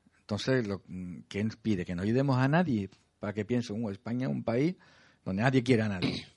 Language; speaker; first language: Spanish; native; Spanish